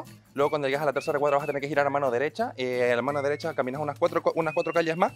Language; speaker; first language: Spanish; native; Spanish